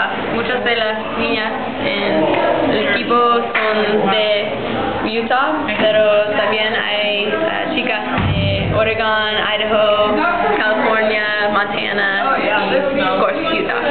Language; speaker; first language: Spanish; non-native, learner; English